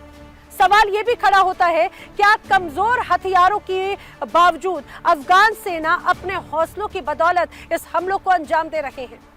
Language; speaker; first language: Hindi; native; Hindi